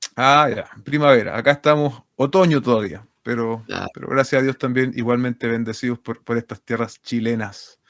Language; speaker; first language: Spanish; native; Spanish